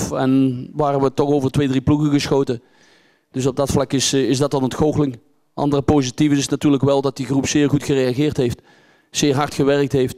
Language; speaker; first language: Dutch; native; Dutch